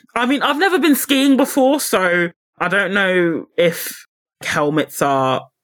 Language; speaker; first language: English; native; English